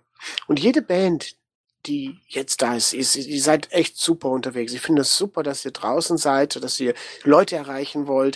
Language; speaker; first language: German; native; German